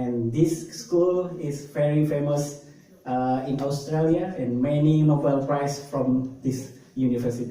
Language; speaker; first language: English; non-native, learner; Indonesian